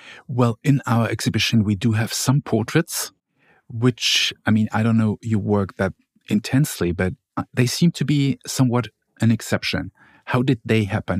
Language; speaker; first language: English; non-native, fluent; German